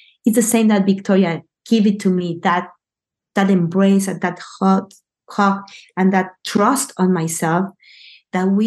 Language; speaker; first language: English; non-native, learner; Spanish